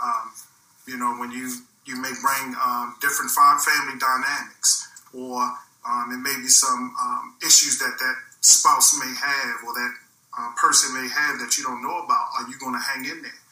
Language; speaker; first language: English; native; English